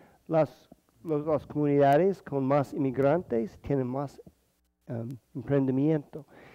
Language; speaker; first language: Spanish; non-native, fluent; English